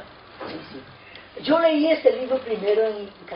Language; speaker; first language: Spanish; non-native, fluent; Portuguese